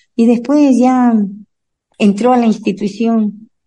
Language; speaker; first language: Spanish; native; Spanish